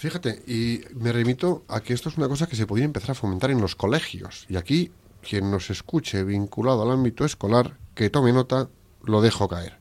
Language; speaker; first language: Spanish; native; Spanish